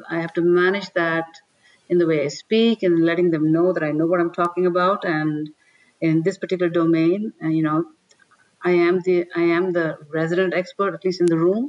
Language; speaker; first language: English; non-native, local second language; Tamil